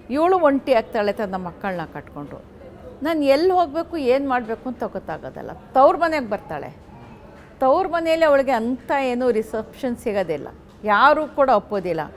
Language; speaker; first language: Kannada; non-native, local second language; Urdu